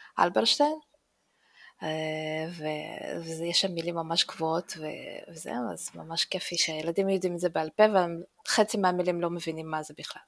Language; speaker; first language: Hebrew; early bilingual, other home language; Russian